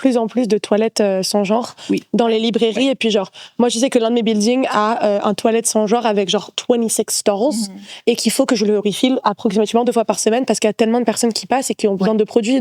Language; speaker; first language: French; native; French